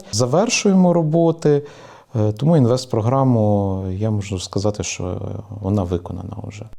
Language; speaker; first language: Ukrainian; native; Ukrainian